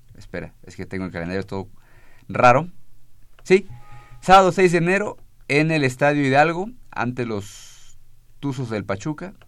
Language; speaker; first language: Spanish; native; Spanish